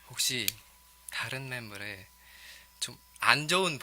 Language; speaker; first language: Korean; non-native, fluent; Indonesian